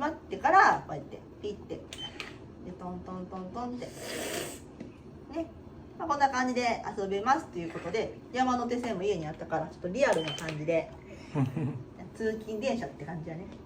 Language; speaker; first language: Japanese; native; Japanese